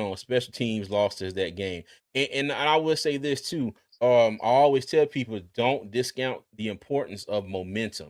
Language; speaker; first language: English; native; English